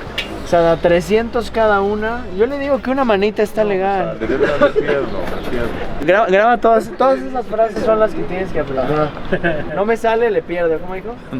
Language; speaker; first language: Spanish; native; Spanish